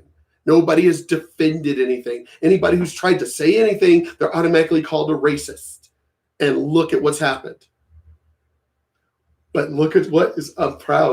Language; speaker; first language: English; native; English